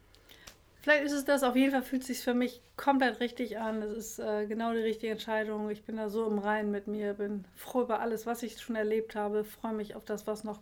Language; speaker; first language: German; native; German